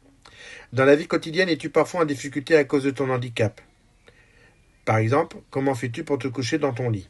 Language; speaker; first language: French; native; French